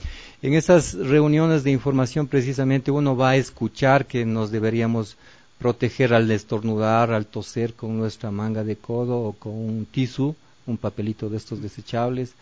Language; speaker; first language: Spanish; native; Spanish